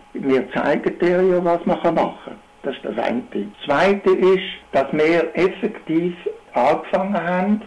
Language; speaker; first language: German; native; German